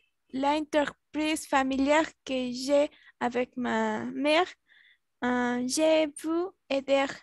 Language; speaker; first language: French; non-native, learner; Spanish